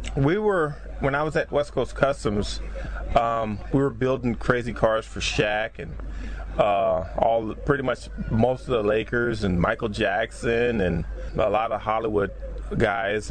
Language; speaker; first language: English; native; English